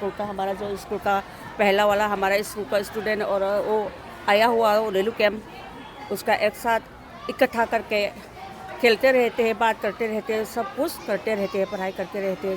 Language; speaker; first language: Hindi; non-native, local second language; Manipuri